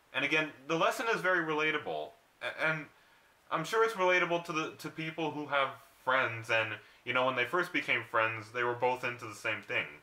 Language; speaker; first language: English; native; English